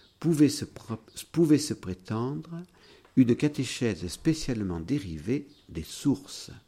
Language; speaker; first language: French; native; French